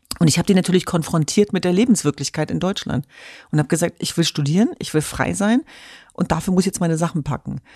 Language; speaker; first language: German; early bilingual, other home language; Kurdish